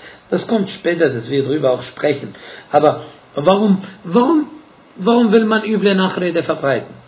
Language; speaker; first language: German; non-native, fluent; Arabic